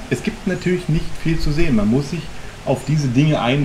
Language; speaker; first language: German; native; German